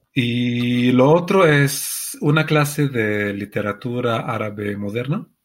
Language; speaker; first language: Spanish; non-native, fluent; Arabic